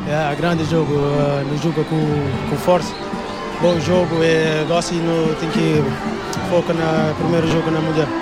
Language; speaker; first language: Portuguese; non-native, local second language; Kabuverdianu